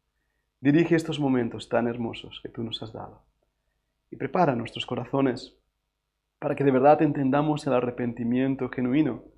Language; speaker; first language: Spanish; native; Spanish